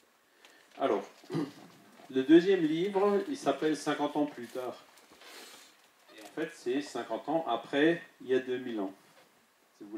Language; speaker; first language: French; native; French